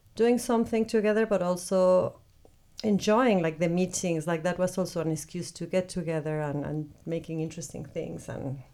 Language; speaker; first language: English; non-native, fluent; Spanish